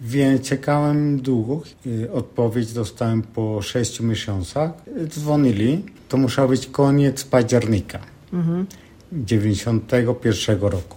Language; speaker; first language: Polish; non-native, fluent; Spanish